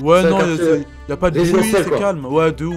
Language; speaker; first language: French; native; French